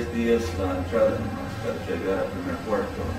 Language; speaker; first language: Spanish; non-native, learner; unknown